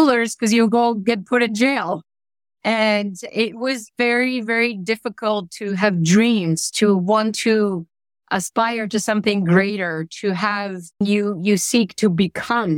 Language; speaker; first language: English; non-native, fluent; Bulgarian